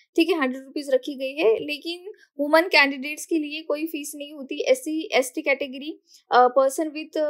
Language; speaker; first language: Hindi; non-native, local second language; Marathi